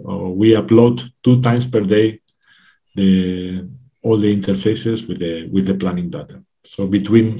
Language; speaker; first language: English; non-native, fluent; Spanish